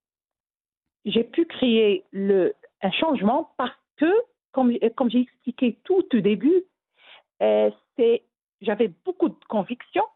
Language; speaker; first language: French; non-native, local second language; Arabic